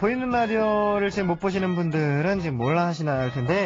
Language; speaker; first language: Korean; native; Korean